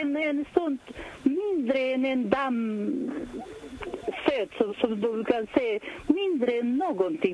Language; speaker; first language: Swedish; non-native, fluent; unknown